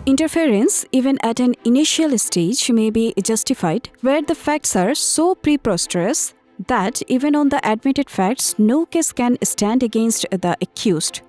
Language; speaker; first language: English; non-native, local second language; Bangla